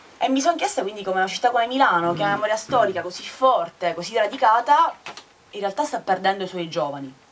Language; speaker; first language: Italian; native; Italian